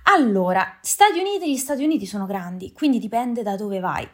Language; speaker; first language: Italian; native; Italian